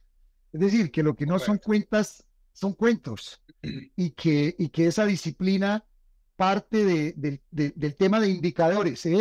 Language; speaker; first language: Spanish; native; Spanish